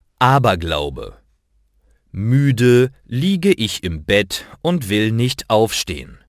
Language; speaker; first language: German; native; German